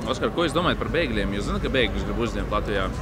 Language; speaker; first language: Latvian; native; Latvian